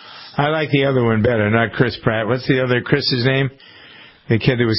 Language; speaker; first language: English; native; English